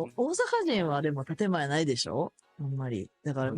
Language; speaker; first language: Japanese; native; Japanese